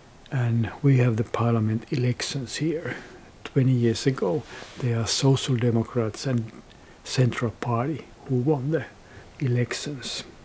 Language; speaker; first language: English; non-native, fluent; Finnish